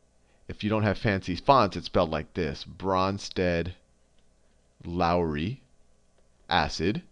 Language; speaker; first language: English; native; English